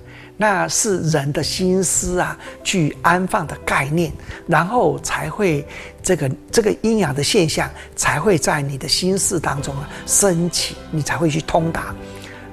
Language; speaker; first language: Chinese; native; Chinese